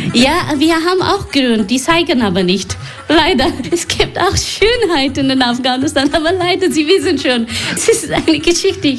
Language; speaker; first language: German; non-native, learner; Persian